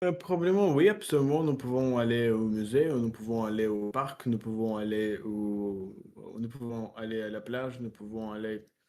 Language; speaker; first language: French; non-native, learner; Russian